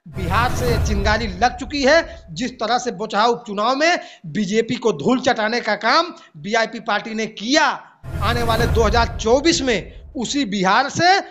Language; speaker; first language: Hindi; native; Hindi